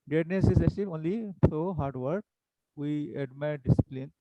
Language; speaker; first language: English; non-native, local second language; Bangla